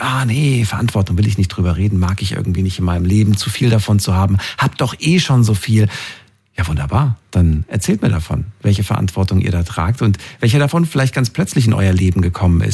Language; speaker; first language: German; native; German